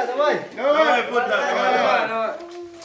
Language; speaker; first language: Russian; non-native, learner; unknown